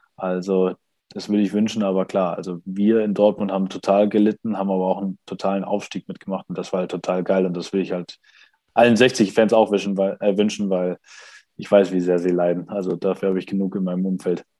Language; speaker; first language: German; native; German